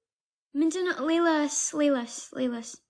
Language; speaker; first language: Amharic; non-native, learner; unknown